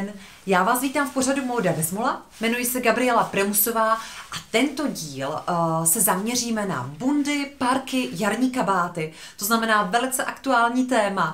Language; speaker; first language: Czech; native; Czech